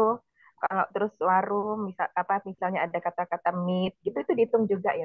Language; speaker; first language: Indonesian; native; Indonesian